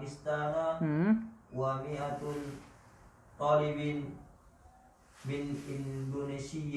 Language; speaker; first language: Arabic; non-native, learner; Indonesian